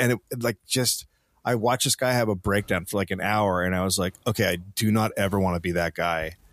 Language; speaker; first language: English; native; English